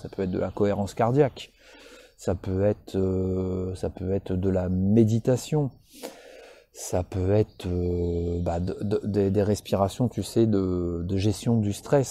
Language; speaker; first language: French; native; French